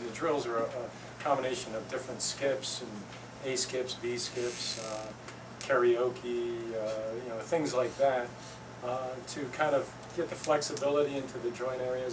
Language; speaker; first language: English; native; English